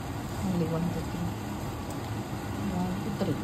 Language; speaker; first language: English; non-native, learner; Filipino